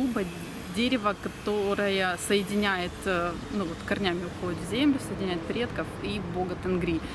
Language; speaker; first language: Russian; native; Russian